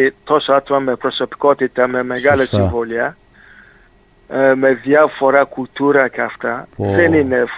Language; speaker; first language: Greek; non-native, fluent; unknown